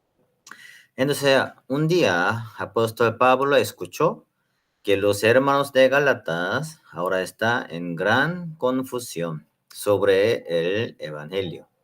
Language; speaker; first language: Spanish; non-native, learner; Korean